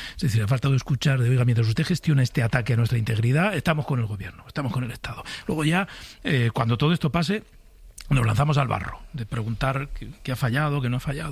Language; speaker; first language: Spanish; native; Spanish